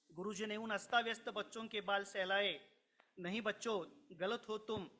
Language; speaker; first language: Hindi; non-native, local second language; Marathi